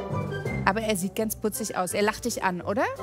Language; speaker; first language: German; native; German